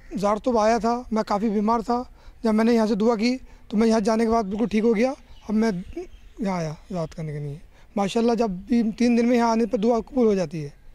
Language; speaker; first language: Hindi; native; Hindi